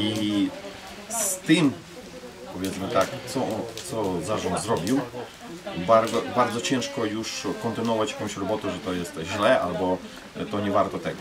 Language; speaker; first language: Polish; non-native, fluent; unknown